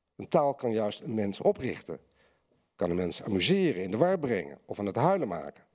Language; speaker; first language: Dutch; native; Dutch